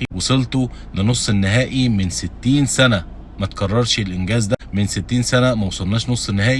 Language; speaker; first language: Arabic; native; Arabic